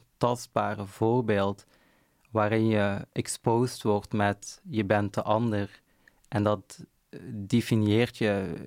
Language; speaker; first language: Dutch; non-native, local second language; Arabic